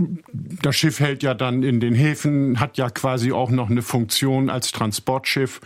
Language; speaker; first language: German; native; German